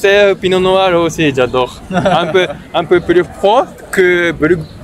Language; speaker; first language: French; non-native, learner; Japanese